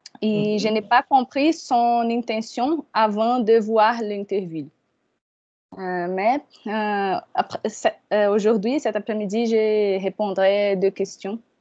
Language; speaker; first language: French; non-native, fluent; Portuguese